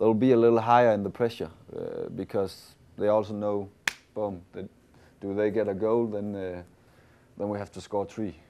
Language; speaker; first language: English; non-native, fluent; Danish